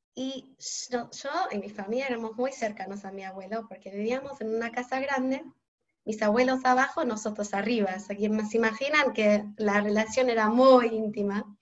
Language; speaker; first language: Spanish; non-native, fluent; English